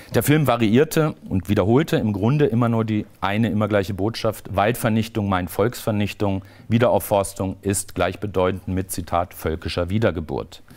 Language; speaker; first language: German; native; German